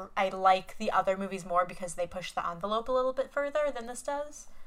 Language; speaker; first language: English; native; English